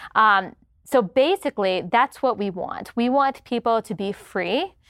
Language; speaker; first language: English; native; English